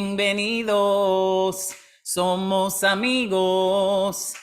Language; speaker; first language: Spanish; early bilingual, heritage; Spanish